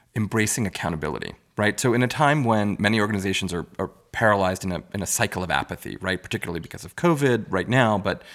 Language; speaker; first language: English; native; English